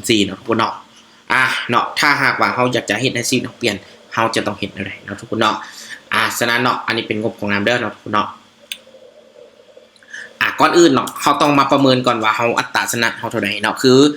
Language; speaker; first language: Thai; non-native, local second language; Northeastern Thai